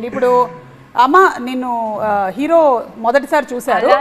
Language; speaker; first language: Telugu; native; Telugu